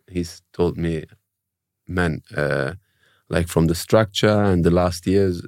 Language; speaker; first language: English; early bilingual, heritage; German